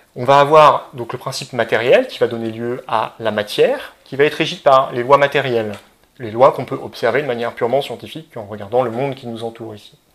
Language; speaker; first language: French; native; French